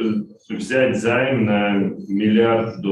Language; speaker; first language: Russian; native; Russian